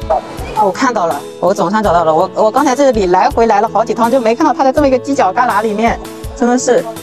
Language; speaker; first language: Chinese; native; Chinese